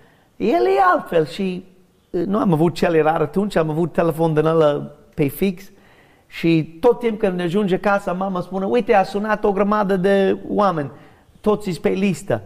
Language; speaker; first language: Romanian; non-native, learner; English